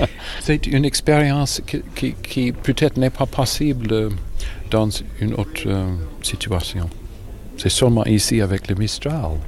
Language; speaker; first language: French; non-native, learner; English